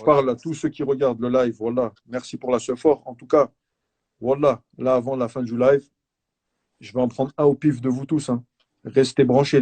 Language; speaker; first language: French; native; French